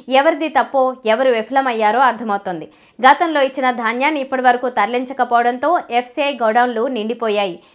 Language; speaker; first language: Telugu; native; Telugu